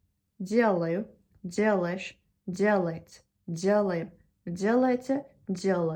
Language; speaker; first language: Russian; non-native, fluent; Turkish